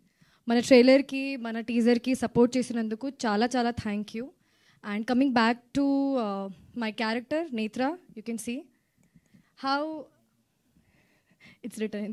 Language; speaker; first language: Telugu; non-native, learner; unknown